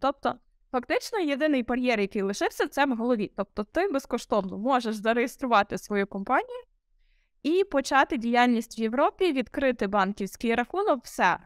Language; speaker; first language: Ukrainian; native; Ukrainian